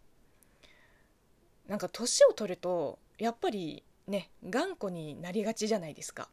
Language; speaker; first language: Japanese; non-native, fluent; Chinese